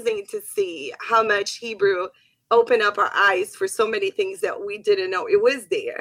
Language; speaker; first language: English; non-native, fluent; Portuguese